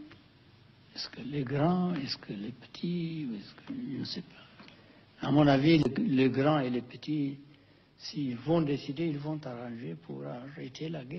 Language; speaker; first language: French; non-native, fluent; Amharic